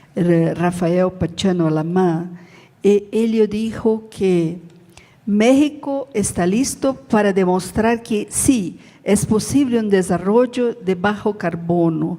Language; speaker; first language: Spanish; non-native, learner; Portuguese